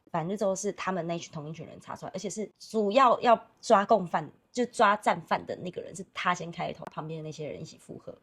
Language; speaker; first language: Chinese; native; Chinese